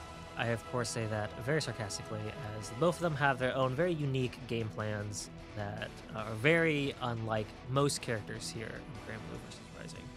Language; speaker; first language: English; native; English